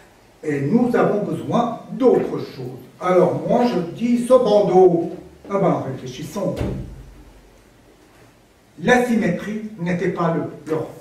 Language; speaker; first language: French; non-native, fluent; Armenian